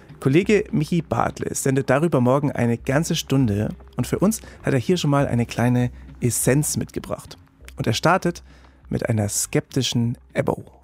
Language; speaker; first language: German; native; German